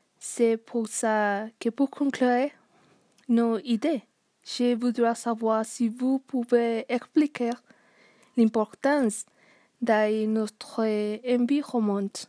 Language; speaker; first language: French; non-native, learner; Spanish